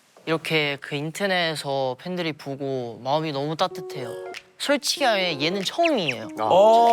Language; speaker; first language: Korean; non-native, learner; Chinese